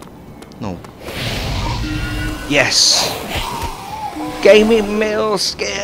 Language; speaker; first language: English; native; English